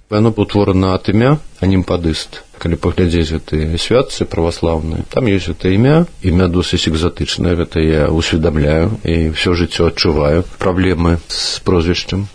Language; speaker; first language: Belarusian; non-native, local second language; Russian